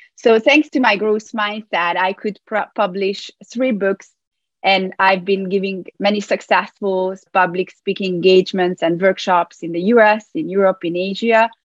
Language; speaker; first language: English; non-native, fluent; Hungarian